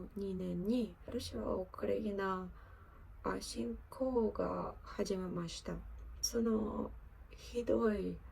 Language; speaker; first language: Japanese; non-native, learner; Ukrainian